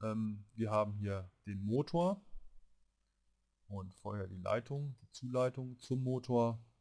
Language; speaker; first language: German; native; German